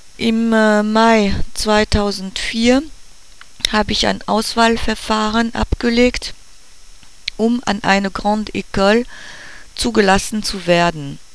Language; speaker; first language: German; non-native, learner; French